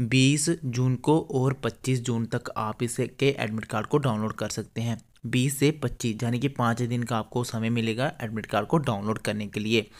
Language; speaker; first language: Hindi; native; Hindi